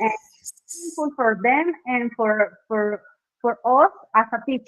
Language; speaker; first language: English; non-native, fluent; Spanish